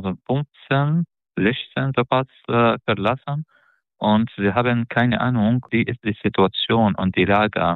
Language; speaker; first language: German; non-native, fluent; Arabic